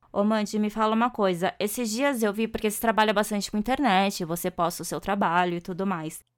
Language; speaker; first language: Portuguese; native; Portuguese